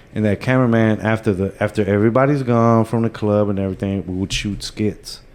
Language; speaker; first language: English; early bilingual, other home language; Spanish